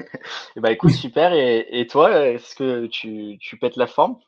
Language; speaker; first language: French; native; French